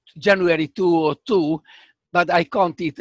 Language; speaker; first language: English; non-native, fluent; Hungarian